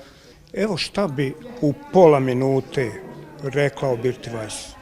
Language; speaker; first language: Bosnian; native; Bosnian